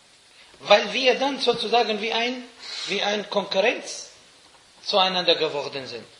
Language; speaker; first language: German; non-native, fluent; Arabic